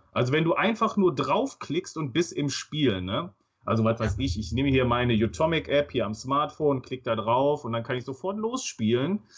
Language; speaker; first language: German; native; German